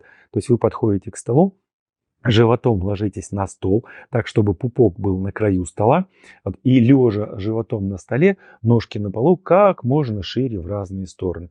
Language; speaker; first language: Russian; native; Russian